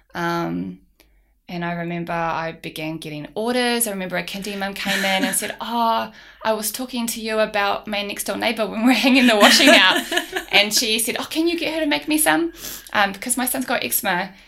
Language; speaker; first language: English; native; English